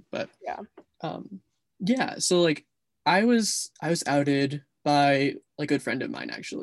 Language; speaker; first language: English; native; English